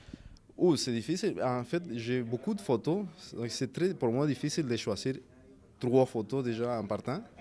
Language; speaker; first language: French; non-native, fluent; Spanish